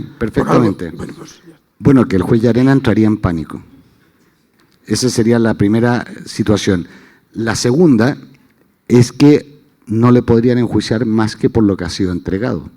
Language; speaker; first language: Spanish; native; Spanish